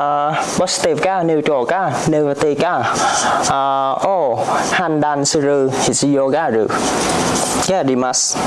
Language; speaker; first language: Japanese; non-native, learner; Vietnamese